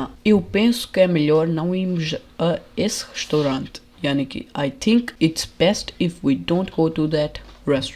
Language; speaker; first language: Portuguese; non-native, fluent; Hindi